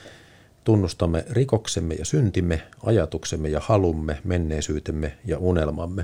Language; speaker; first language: Finnish; native; Finnish